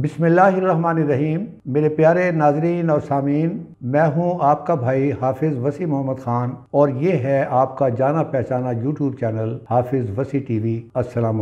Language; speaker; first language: Urdu; non-native, local second language; Punjabi